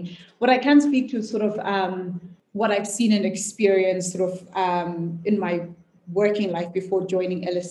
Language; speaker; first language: English; non-native, local second language; Shona